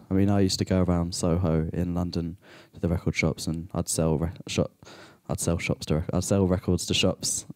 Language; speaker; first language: English; native; English